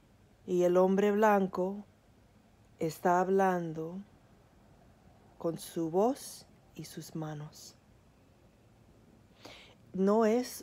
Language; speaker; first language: Spanish; early bilingual, heritage; Spanish